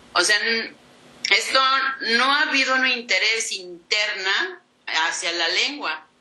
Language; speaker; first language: Spanish; non-native, local second language; Zapotec